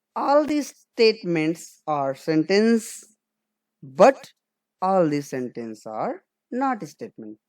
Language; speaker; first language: English; non-native, local second language; Nepali